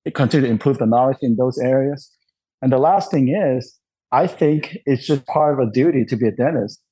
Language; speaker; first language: English; non-native, local second language; Cantonese